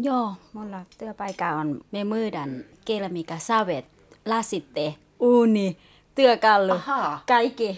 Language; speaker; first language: Finnish; non-native, learner; Thai